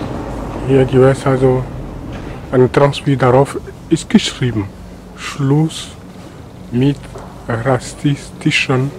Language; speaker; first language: German; non-native, learner; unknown